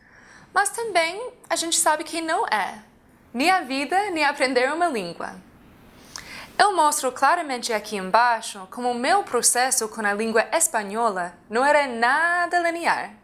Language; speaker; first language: Portuguese; non-native, fluent; English